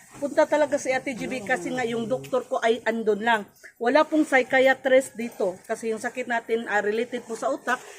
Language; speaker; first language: Filipino; non-native, local second language; Cebuano